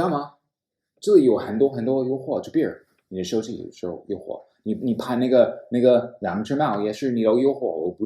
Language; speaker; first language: Chinese; non-native, fluent; English